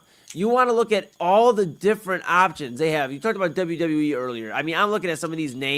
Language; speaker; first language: English; native; English